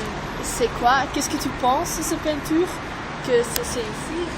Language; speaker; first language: French; non-native, learner; Dutch